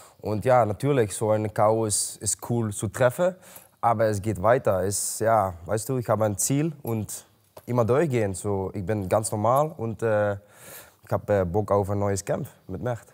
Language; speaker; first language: German; non-native, learner; Dutch